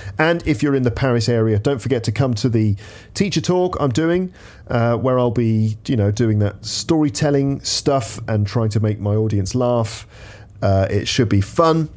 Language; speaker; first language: English; native; English